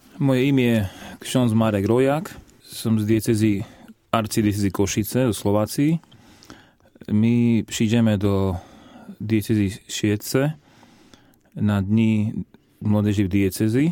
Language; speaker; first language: Polish; non-native, learner; Slovak